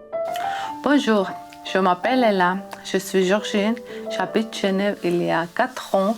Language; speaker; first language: French; non-native, learner; Georgian